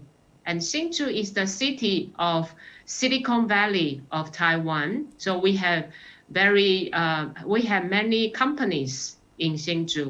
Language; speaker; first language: English; non-native, fluent; Chinese